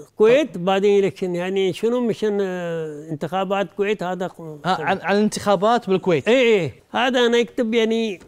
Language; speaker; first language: Arabic; non-native, fluent; Urdu